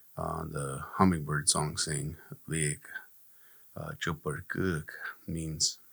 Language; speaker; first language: English; native; English